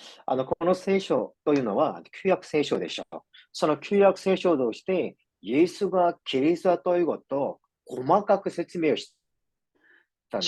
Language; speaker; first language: Japanese; non-native, fluent; Korean